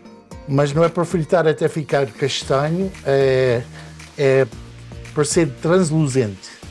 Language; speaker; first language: Portuguese; early bilingual, heritage; Portuguese